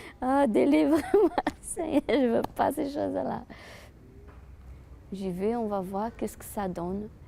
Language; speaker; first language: French; non-native, fluent; Portuguese